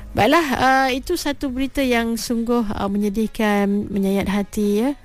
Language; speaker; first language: Malay; native; Malay